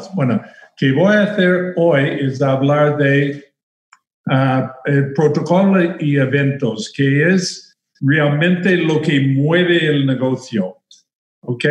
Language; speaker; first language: Spanish; non-native, fluent; English